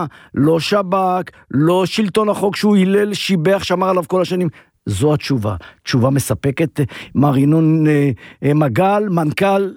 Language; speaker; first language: Hebrew; native; Hebrew